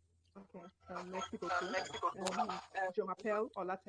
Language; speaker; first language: French; non-native, learner; Yoruba